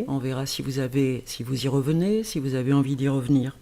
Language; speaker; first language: French; native; French